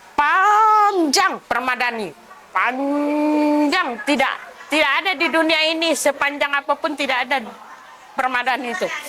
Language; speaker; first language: Indonesian; non-native, local second language; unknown